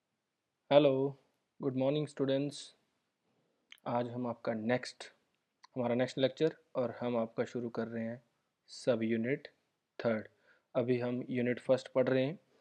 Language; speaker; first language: Hindi; native; Hindi